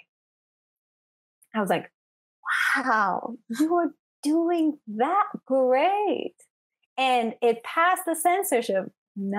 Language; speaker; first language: English; non-native, fluent; Persian